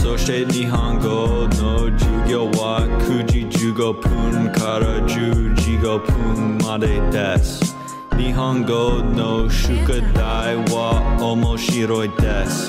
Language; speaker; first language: Japanese; non-native, learner; English